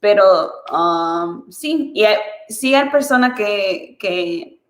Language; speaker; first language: Spanish; early bilingual, other home language; English